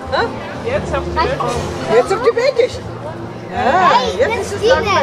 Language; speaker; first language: German; non-native, learner; Tibetan